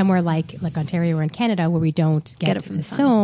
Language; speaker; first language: English; native; English